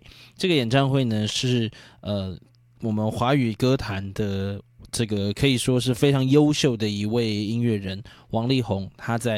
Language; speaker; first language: Chinese; native; Chinese